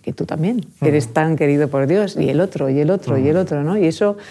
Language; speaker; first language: Spanish; native; Spanish